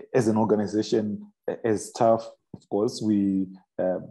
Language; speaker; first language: English; non-native, local second language; Shona